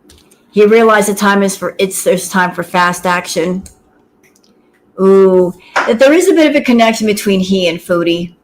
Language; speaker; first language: English; native; English